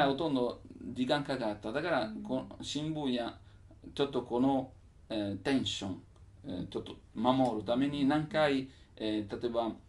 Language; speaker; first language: Japanese; non-native, learner; Italian